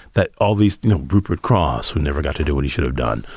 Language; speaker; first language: English; native; English